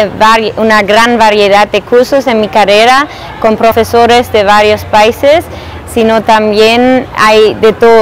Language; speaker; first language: Spanish; non-native, fluent; German